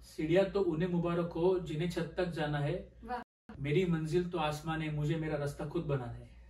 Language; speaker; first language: Hindi; non-native, local second language; Marathi